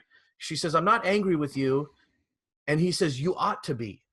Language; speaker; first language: English; native; English